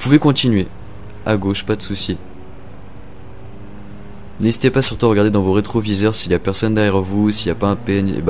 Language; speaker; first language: French; native; French